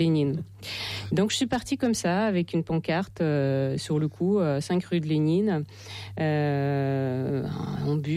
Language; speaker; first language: French; non-native, fluent; Russian